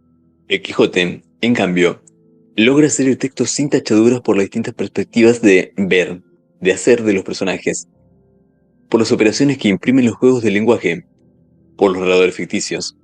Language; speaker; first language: Spanish; native; Spanish